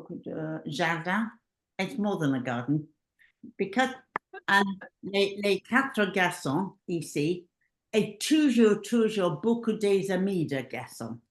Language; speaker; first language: French; non-native, learner; English